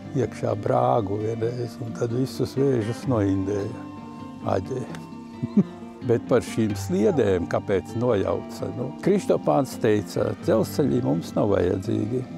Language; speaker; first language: Latvian; native; Latvian